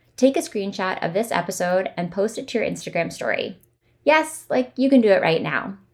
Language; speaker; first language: English; native; English